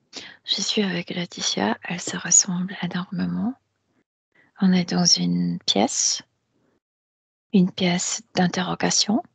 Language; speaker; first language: French; non-native, fluent; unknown